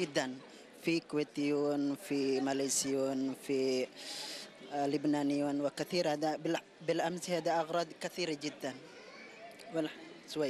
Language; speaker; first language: Arabic; non-native, learner; Indonesian